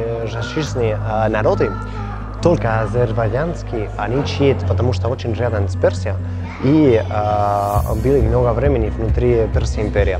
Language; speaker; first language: Russian; non-native, learner; Spanish